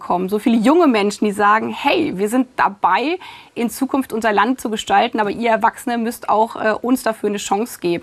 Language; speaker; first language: German; native; German